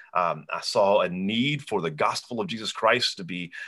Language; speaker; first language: English; native; English